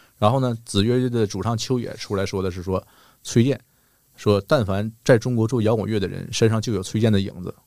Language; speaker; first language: Chinese; native; Chinese